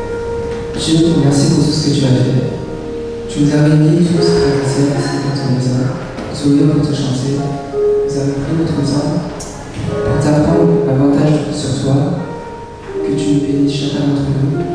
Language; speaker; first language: French; non-native, learner; Chinese